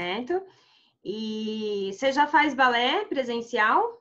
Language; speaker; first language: Portuguese; native; Portuguese